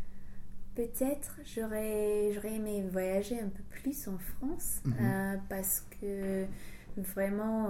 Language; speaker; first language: French; non-native, fluent; English